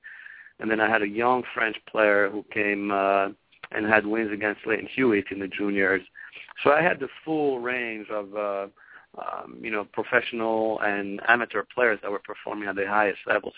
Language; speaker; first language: English; non-native, local second language; French